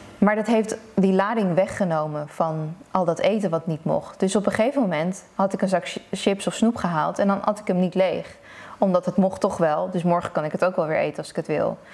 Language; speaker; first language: Dutch; early bilingual, other home language; Persian